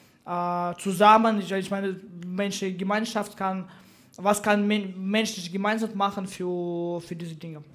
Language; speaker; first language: German; non-native, learner; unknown